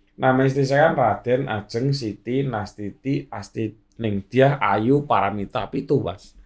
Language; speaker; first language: Indonesian; native; Indonesian